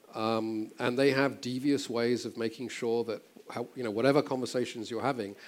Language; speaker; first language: English; native; English